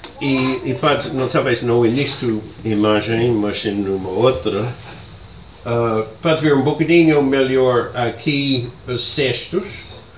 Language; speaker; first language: Portuguese; non-native, learner; English